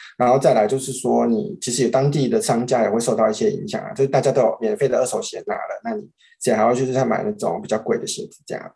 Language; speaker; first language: Chinese; native; Chinese